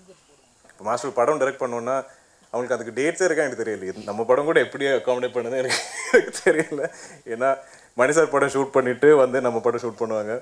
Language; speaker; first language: Tamil; non-native, fluent; Malayalam